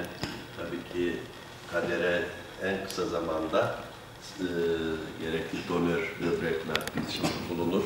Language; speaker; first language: Turkish; native; Turkish